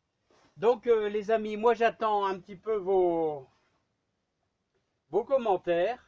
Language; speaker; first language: French; native; French